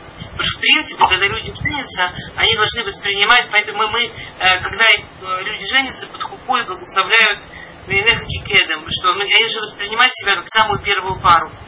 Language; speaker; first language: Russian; early bilingual, heritage; Russian